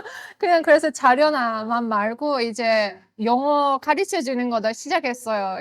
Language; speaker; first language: Korean; non-native, learner; Azerbaijani